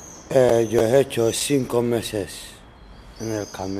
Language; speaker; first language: Spanish; non-native, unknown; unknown